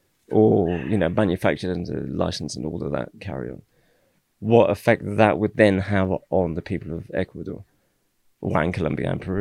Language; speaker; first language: English; native; English